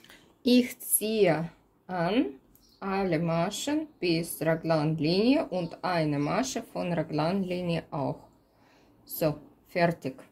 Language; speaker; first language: German; non-native, fluent; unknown